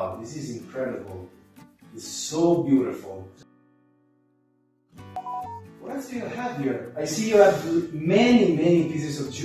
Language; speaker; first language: English; non-native, fluent; Italian